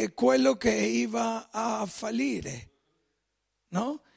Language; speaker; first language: Italian; non-native, fluent; Spanish